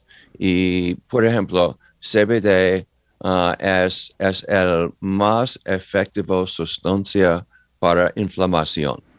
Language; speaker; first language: Spanish; non-native, learner; English